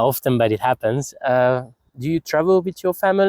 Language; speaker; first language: English; non-native, fluent; Hungarian